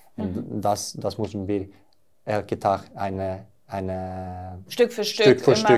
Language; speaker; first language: German; non-native, learner; Norwegian